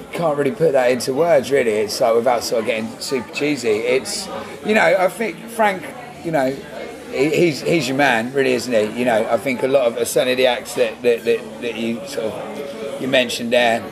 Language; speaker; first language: English; native; English